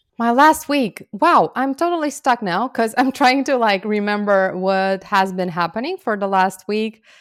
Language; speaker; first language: English; non-native, fluent; Romanian